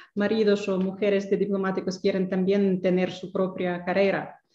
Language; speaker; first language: Spanish; non-native, fluent; Ukrainian